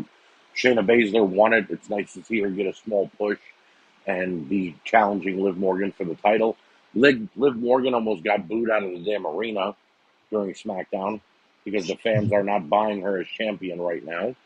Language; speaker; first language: English; native; English